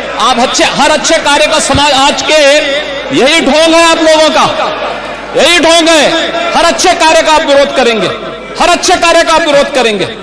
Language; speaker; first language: Hindi; native; Hindi